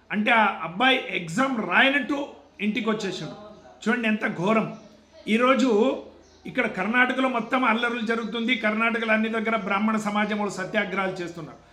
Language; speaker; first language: Telugu; non-native, local second language; Kannada